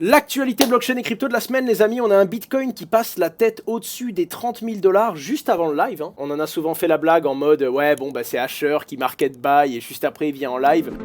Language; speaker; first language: French; native; French